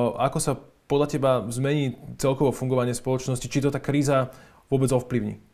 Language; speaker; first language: Slovak; native; Slovak